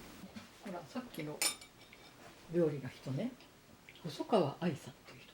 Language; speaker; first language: Japanese; native; Japanese